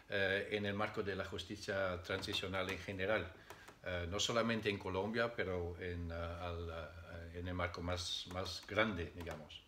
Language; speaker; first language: Spanish; non-native, fluent; Dutch